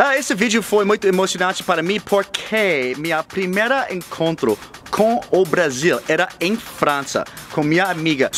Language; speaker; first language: Portuguese; non-native, fluent; English